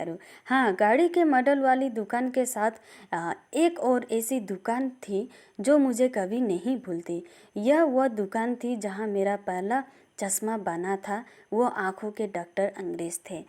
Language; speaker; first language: Hindi; non-native, local second language; Assamese